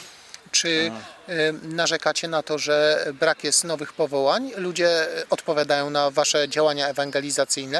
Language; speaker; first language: Polish; native; Polish